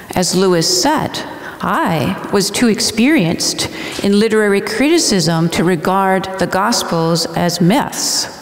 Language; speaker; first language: English; native; English